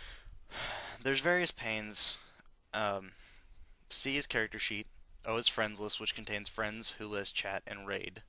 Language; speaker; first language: English; native; English